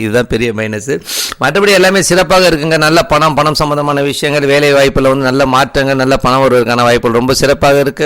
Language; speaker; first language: Tamil; native; Tamil